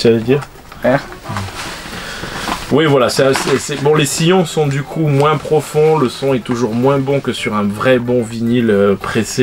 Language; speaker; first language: French; native; French